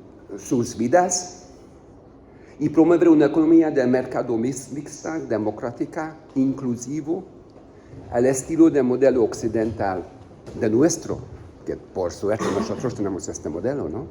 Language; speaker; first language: Spanish; non-native, learner; Hungarian